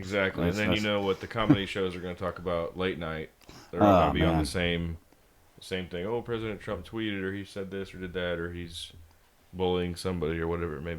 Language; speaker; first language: English; native; English